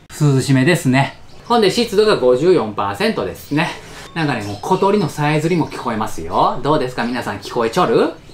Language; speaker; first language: Japanese; native; Japanese